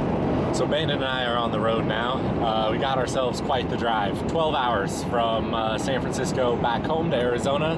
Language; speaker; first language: English; native; English